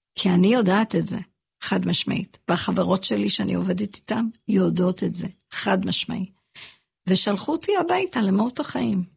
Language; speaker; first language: Hebrew; early bilingual, other home language; English